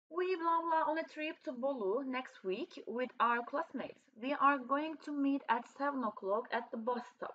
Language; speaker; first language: English; non-native, fluent; Turkish